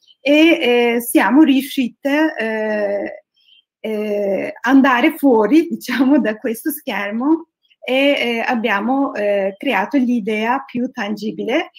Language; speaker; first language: Italian; non-native, learner; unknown